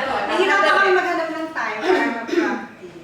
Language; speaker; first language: Filipino; native; Filipino